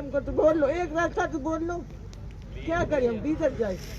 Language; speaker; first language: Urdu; non-native, local second language; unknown